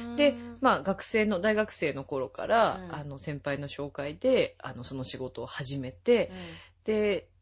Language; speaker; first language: Japanese; native; Japanese